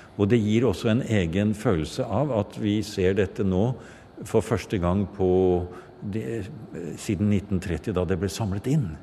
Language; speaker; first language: Norwegian; native; Norwegian